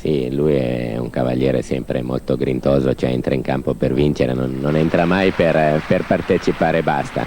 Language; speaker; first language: Italian; native; Italian